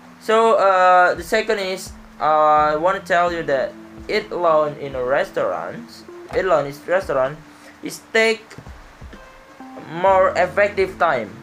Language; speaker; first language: English; non-native, learner; Indonesian